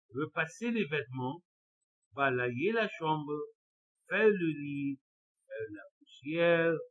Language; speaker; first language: French; non-native, fluent; Arabic